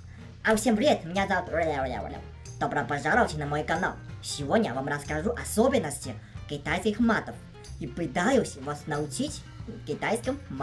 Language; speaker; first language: Russian; non-native, fluent; Chinese